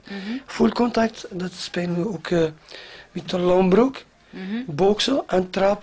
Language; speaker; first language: Dutch; non-native, learner; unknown